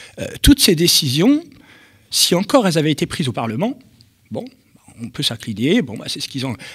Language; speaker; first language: French; native; French